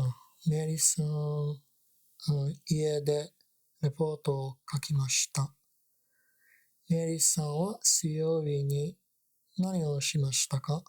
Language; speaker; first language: Japanese; non-native, learner; English